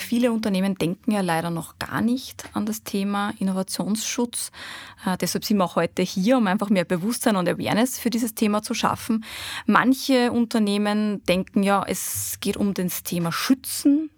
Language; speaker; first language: German; native; German